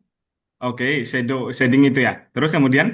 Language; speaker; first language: Indonesian; native; Indonesian